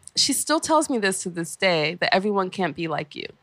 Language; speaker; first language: English; native; English